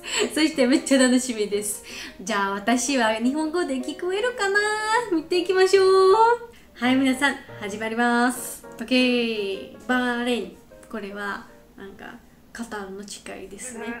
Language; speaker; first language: Japanese; non-native, learner; Georgian